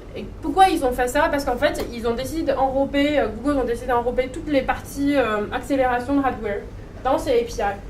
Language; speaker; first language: French; non-native, fluent; Chinese